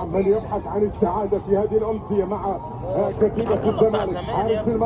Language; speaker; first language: Arabic; native; Arabic